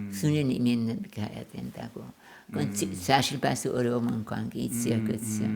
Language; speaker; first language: Korean; non-native, learner; German